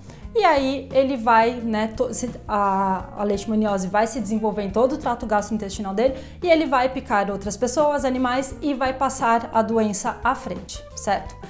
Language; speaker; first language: Portuguese; native; Portuguese